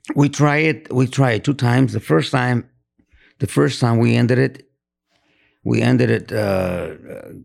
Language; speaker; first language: English; non-native, fluent; Spanish